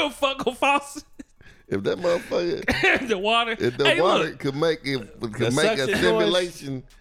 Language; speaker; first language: English; native; English